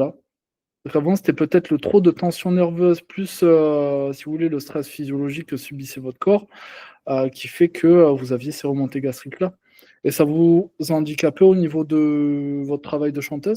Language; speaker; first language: French; native; French